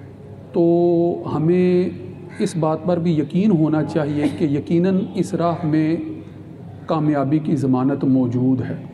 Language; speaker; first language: Urdu; native; Urdu